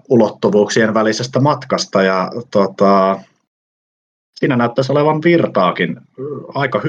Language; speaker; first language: Finnish; native; Finnish